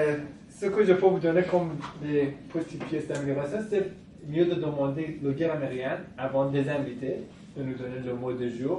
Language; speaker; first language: French; non-native, fluent; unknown